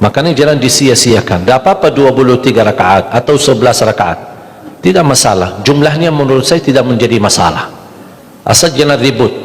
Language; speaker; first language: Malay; non-native, fluent; Arabic